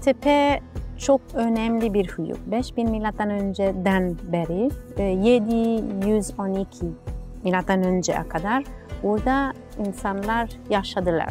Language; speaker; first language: Turkish; non-native, fluent; Italian